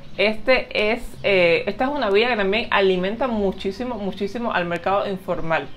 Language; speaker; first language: Spanish; native; Spanish